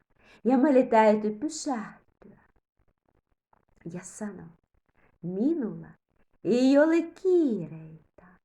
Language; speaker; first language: Finnish; non-native, learner; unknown